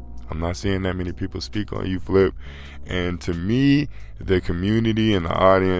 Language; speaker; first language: English; native; English